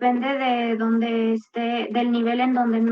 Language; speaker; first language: Spanish; native; Spanish